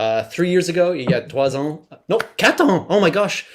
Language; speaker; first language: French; non-native, learner; English